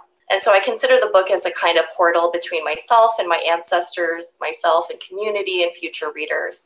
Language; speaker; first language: English; native; English